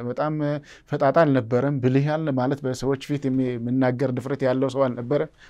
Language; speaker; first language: Amharic; non-native, local second language; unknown